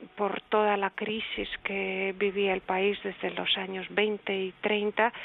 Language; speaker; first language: Spanish; early bilingual, other home language; Russian